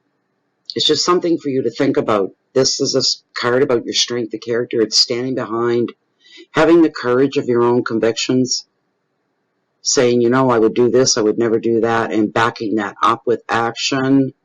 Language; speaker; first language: English; native; English